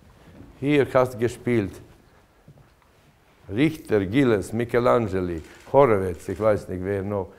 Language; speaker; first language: German; non-native, fluent; Latvian